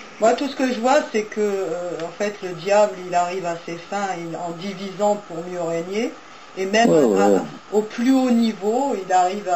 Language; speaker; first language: French; native; French